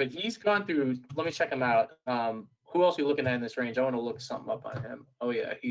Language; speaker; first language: English; native; English